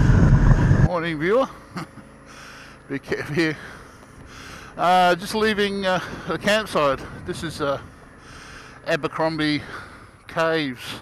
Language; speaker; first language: English; native; English